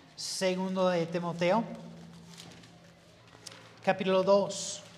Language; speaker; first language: Spanish; non-native, learner; English